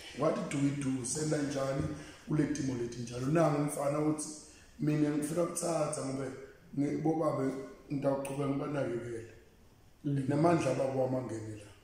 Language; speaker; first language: Zulu; non-native, local second language; Swati